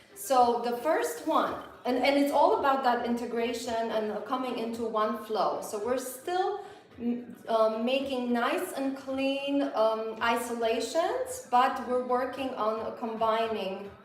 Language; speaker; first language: English; non-native, fluent; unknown